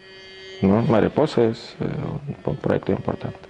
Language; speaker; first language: Spanish; non-native, learner; Russian